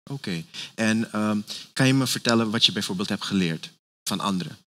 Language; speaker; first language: Dutch; native; Dutch